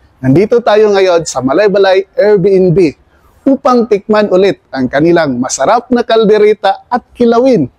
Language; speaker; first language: Filipino; non-native, local second language; Cebuano